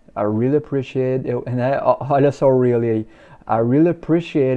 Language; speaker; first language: English; non-native, fluent; Portuguese